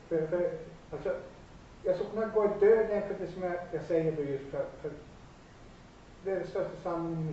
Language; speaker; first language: Swedish; non-native, fluent; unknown